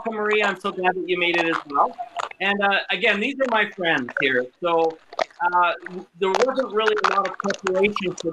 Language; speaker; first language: English; native; English